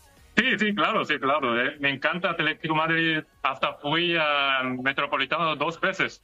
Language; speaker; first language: Spanish; non-native, learner; Korean